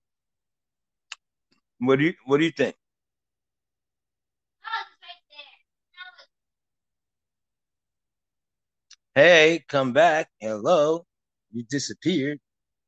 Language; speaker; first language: English; native; English